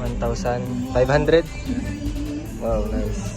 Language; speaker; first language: English; non-native, local second language; Filipino